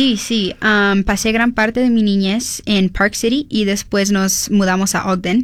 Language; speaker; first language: Spanish; early bilingual, heritage; Spanish